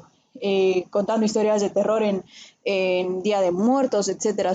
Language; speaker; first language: Spanish; native; Spanish